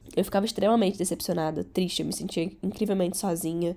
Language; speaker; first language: Portuguese; early bilingual, other home language; Catalan